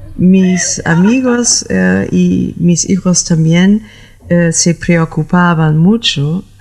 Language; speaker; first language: Spanish; non-native, learner; German